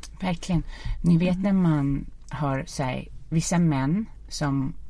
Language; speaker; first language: Swedish; native; Swedish